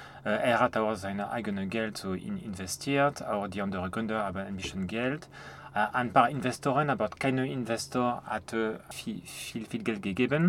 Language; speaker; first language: German; non-native, fluent; French